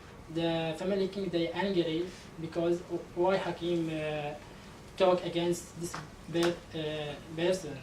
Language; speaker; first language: English; non-native, learner; Arabic